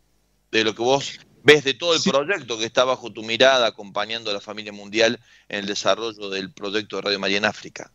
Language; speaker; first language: Spanish; native; Spanish